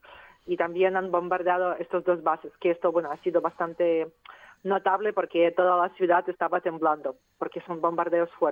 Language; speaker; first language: Spanish; non-native, fluent; Ukrainian